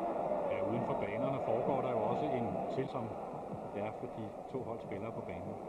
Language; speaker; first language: Danish; native; Danish